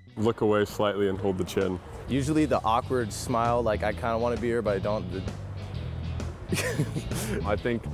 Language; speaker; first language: English; native; English